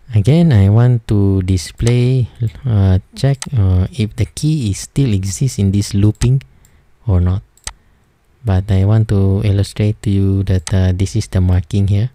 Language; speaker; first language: English; non-native, local second language; Filipino